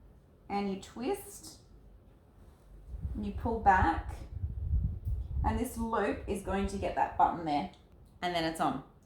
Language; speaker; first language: English; native; English